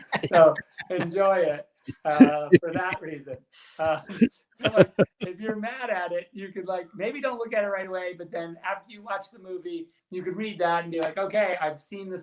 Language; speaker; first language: English; native; English